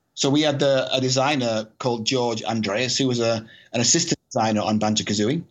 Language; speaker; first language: English; native; English